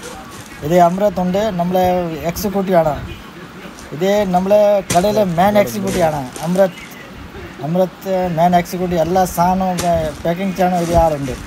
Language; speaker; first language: Malayalam; non-native, local second language; Hindi